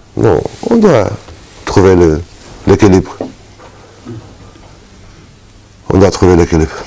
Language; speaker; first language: French; non-native, fluent; Portuguese